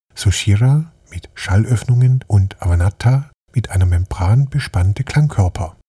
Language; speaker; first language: German; native; German